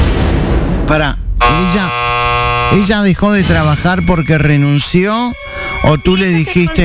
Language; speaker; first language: Spanish; native; Spanish